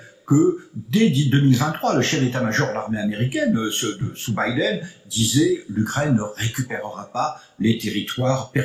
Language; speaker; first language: French; native; French